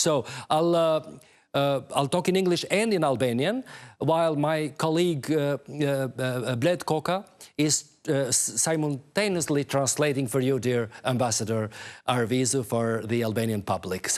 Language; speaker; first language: English; non-native, fluent; Albanian